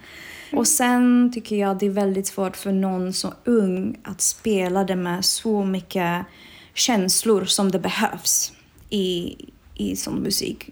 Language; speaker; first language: Swedish; non-native, fluent; Czech